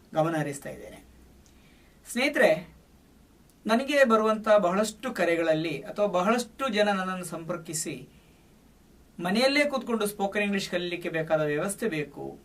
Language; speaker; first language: Kannada; native; Kannada